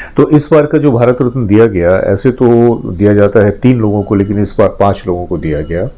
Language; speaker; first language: Hindi; native; Hindi